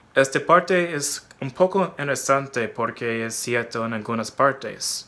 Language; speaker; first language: Spanish; non-native, fluent; English